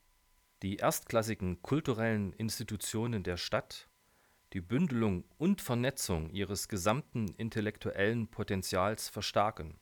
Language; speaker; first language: German; native; German